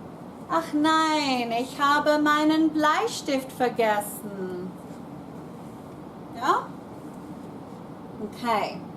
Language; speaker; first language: German; non-native, fluent; English